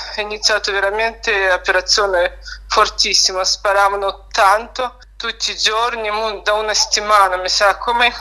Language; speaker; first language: Italian; non-native, learner; Ukrainian